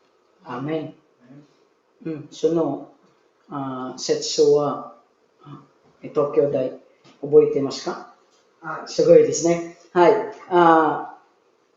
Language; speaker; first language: Japanese; non-native, learner; Filipino